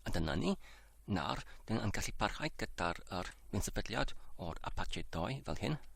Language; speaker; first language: Welsh; non-native, learner; English